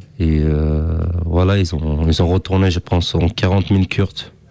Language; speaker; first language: French; non-native, learner; Kurdish